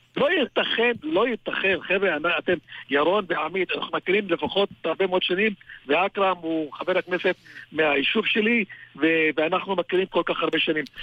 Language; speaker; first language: Hebrew; non-native, local second language; Arabic